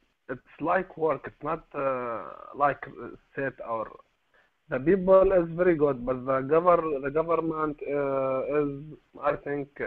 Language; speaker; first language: English; non-native, learner; Arabic